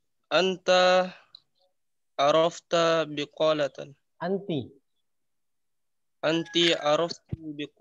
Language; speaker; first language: Arabic; non-native, learner; Indonesian